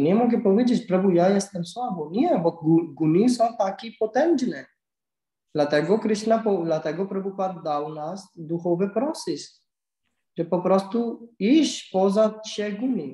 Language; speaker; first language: Polish; non-native, learner; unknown